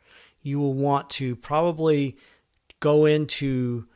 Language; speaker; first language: English; native; English